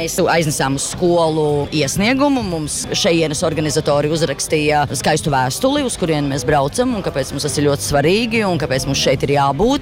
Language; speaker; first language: Latvian; native; Latvian